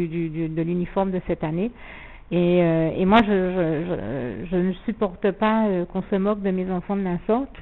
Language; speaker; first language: French; native; French